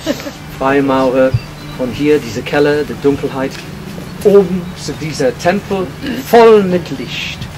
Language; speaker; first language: German; non-native, fluent; English